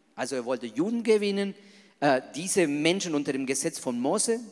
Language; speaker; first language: German; non-native, fluent; Spanish